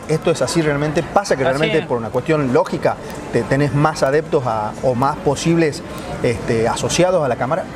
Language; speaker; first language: Spanish; native; Spanish